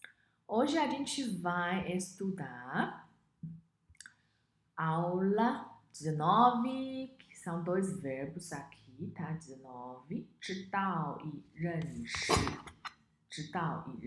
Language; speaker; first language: Portuguese; non-native, fluent; Chinese